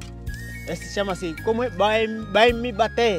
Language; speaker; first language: Portuguese; non-native, learner; Vietnamese